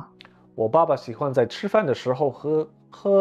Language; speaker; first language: Chinese; non-native, learner; English